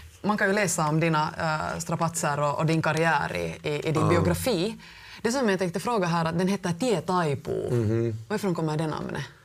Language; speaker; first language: Swedish; native; Swedish